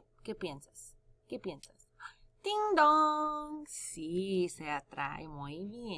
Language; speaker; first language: Spanish; non-native, fluent; English